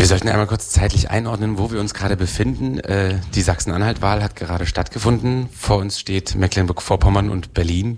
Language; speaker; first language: German; native; German